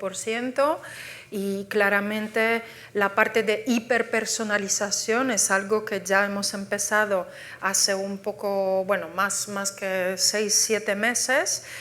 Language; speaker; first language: Spanish; non-native, fluent; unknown